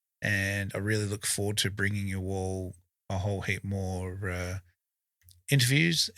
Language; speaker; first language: English; native; English